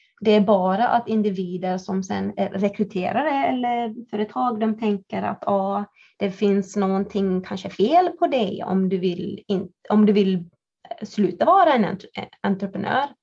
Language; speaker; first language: Swedish; non-native, fluent; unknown